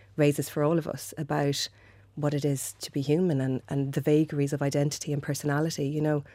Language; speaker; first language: English; native; English